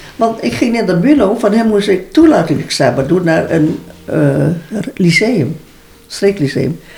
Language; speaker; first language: Dutch; early bilingual, other home language; Malay